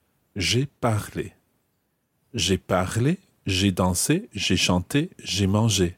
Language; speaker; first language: French; non-native, fluent; English